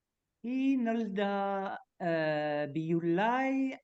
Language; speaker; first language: Hebrew; non-native, learner; French